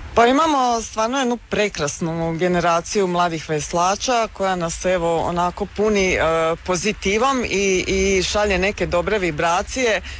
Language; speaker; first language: Croatian; native; Croatian